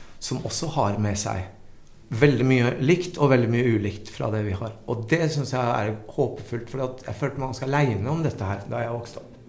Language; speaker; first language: Norwegian; early bilingual, other home language; Spanish